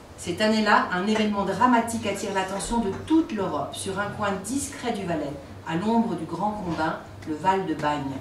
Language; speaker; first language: French; native; French